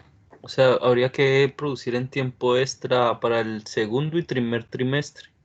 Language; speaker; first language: Spanish; native; Spanish